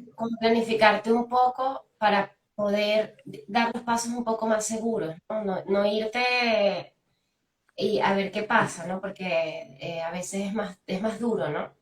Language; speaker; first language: Spanish; native; Spanish